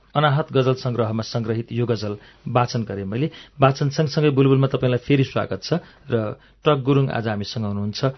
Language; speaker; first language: Nepali; native; Nepali